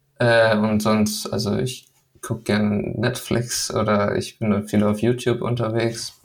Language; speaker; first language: German; early bilingual, other home language; Danish